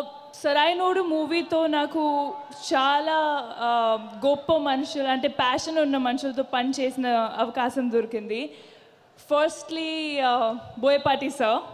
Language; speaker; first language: Telugu; non-native, fluent; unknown